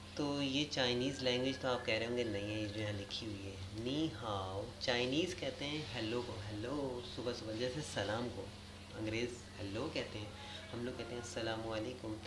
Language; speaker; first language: Urdu; native; Urdu